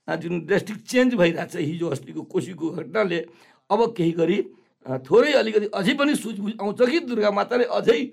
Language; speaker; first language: Nepali; non-native, local second language; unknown